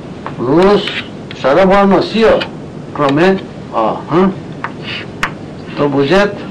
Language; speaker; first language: Russian; non-native, learner; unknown